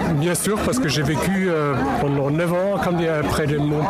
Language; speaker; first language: French; non-native, fluent; German